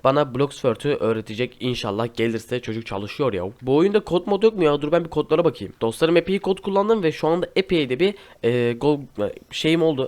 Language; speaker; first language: Turkish; native; Turkish